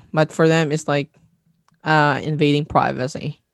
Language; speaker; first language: English; non-native, local second language; Cebuano